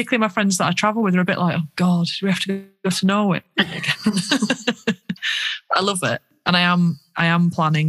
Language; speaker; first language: English; native; English